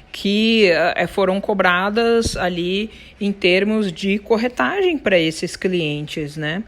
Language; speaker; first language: Portuguese; native; Portuguese